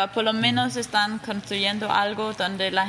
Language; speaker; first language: Spanish; non-native, fluent; Danish